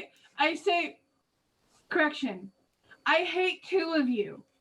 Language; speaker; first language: English; native; English